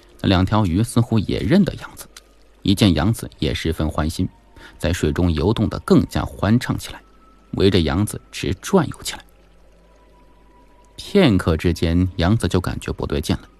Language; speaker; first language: Chinese; native; Chinese